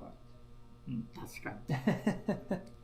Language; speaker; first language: Japanese; native; Japanese